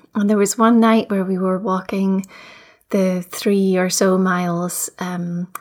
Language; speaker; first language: English; native; English